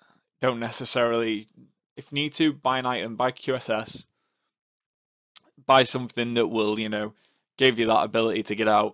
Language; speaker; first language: English; native; English